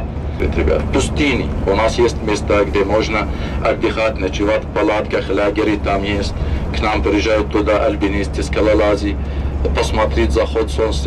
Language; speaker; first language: Russian; non-native, fluent; Arabic